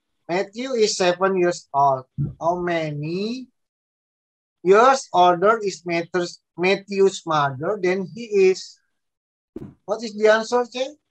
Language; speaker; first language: English; non-native, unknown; Indonesian